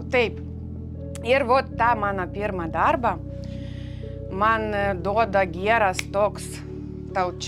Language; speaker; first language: Lithuanian; non-native, learner; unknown